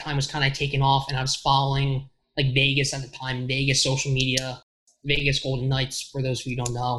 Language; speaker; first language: English; native; English